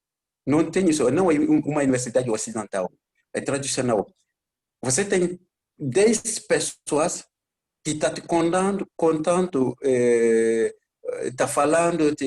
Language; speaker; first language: Portuguese; non-native, learner; Bambara